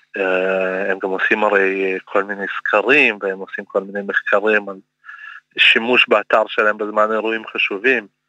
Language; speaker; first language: Hebrew; early bilingual, other home language; Russian